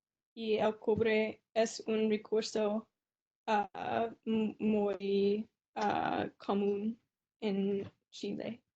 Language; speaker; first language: Spanish; non-native, learner; English